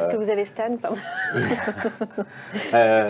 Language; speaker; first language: French; native; French